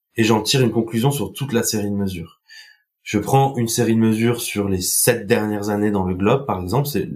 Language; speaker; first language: French; non-native, local second language; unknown